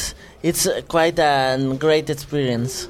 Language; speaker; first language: English; non-native, fluent; Spanish